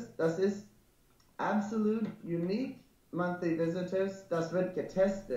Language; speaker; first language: German; non-native, learner; English